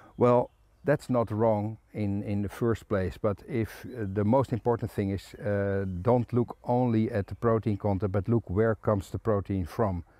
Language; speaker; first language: English; non-native, fluent; Dutch